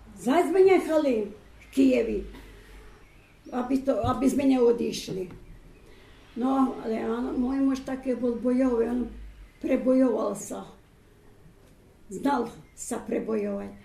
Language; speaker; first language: Slovak; non-native, local second language; Rusyn